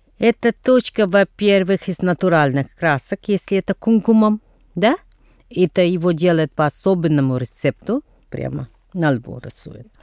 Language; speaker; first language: Russian; non-native, fluent; Tamil